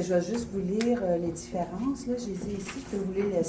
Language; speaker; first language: French; native; French